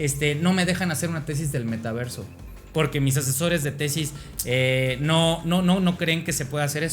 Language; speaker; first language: Spanish; native; Spanish